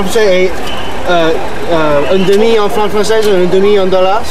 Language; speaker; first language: French; non-native, learner; English